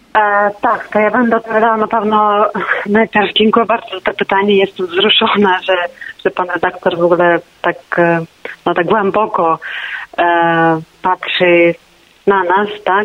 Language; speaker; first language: Polish; non-native, fluent; Ukrainian